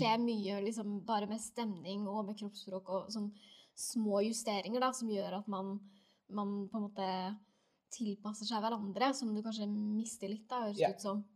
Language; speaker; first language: Norwegian; native; Norwegian